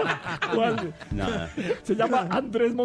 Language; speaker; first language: Spanish; native; Spanish